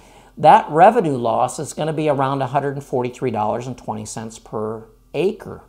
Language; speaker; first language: English; native; English